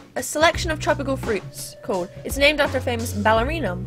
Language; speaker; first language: English; native; English